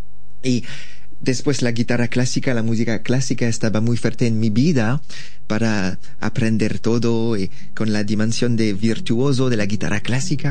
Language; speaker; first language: Spanish; non-native, learner; French